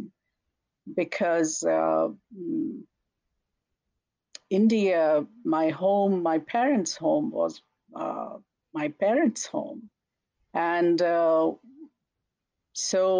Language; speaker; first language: English; non-native, local second language; Hindi